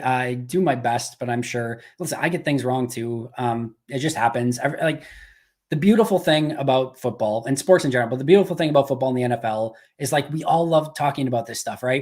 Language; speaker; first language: English; native; English